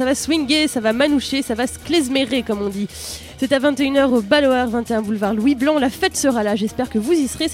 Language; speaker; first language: French; native; French